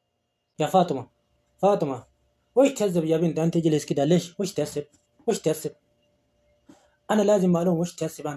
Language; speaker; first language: Arabic; non-native, learner; Oromo